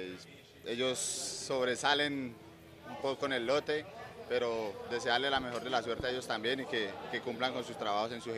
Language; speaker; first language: Spanish; native; Spanish